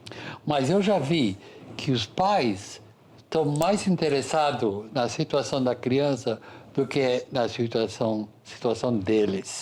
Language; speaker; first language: Portuguese; non-native, fluent; English